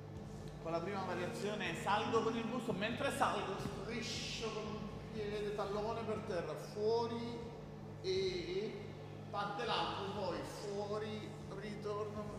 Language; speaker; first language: Italian; native; Italian